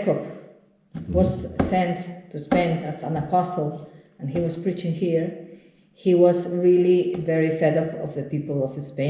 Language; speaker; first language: English; non-native, fluent; Spanish